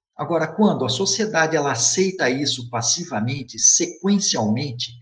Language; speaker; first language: Portuguese; native; Portuguese